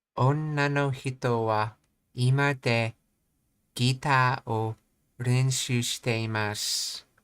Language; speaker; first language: Japanese; non-native, learner; English